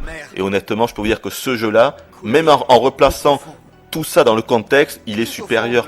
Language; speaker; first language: French; native; French